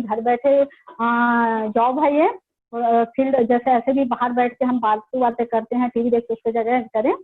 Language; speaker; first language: Hindi; native; Hindi